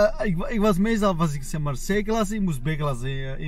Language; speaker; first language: Dutch; non-native, fluent; Armenian